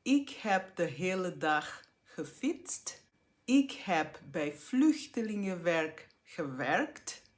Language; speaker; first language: Dutch; non-native, fluent; Portuguese